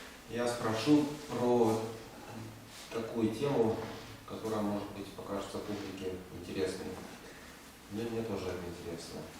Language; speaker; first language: Russian; native; Russian